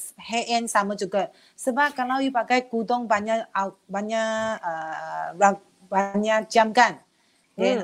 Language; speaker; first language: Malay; non-native, local second language; Chinese